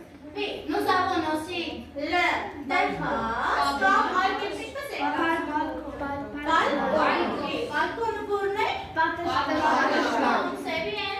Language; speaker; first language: French; non-native, learner; Armenian